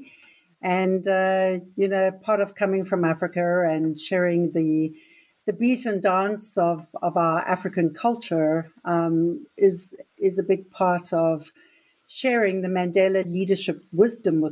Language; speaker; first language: English; native; English